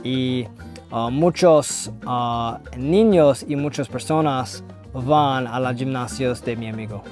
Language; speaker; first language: Spanish; non-native, learner; English